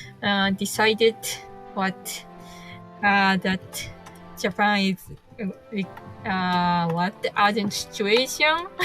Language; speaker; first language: English; non-native, learner; Japanese